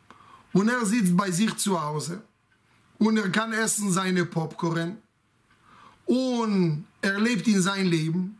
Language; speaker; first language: German; non-native, fluent; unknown